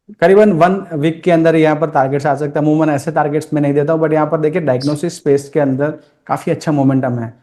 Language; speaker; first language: Hindi; non-native, local second language; Gujarati